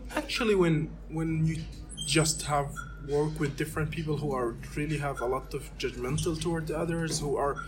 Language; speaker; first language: English; non-native, fluent; Arabic